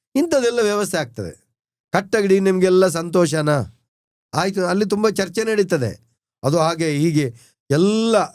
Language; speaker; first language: Kannada; non-native, local second language; Tulu